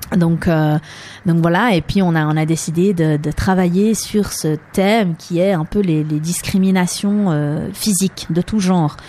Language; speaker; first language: French; native; French